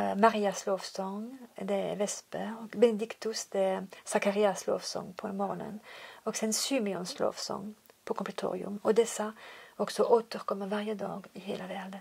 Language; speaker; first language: Swedish; non-native, fluent; French